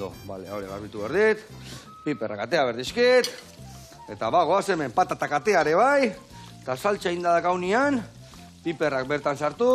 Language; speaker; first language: Basque; native; Basque